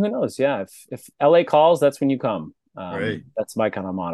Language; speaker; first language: English; native; English